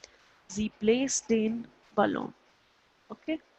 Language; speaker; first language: German; non-native, fluent; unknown